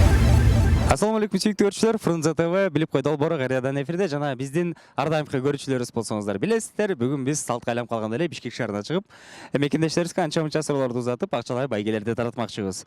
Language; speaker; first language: Kyrgyz; native; Kyrgyz